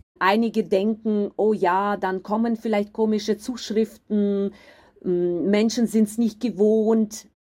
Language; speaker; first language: German; non-native, fluent; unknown